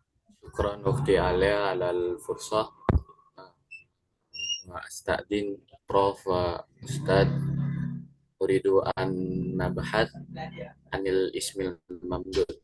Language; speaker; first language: Arabic; non-native, learner; Indonesian